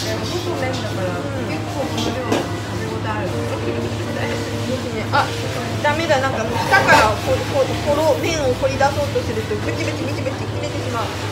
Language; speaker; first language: Japanese; native; Japanese